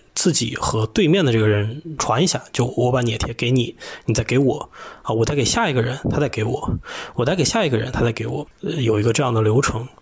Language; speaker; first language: Chinese; native; Chinese